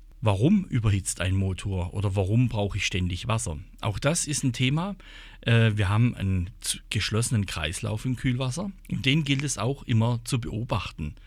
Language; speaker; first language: German; native; German